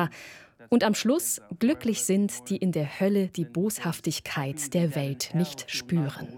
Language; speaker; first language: German; native; German